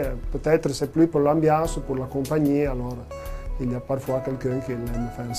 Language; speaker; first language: French; non-native, local second language; Italian